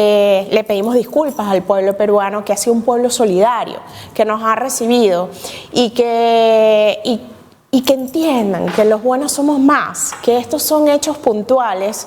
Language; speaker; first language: Spanish; native; Spanish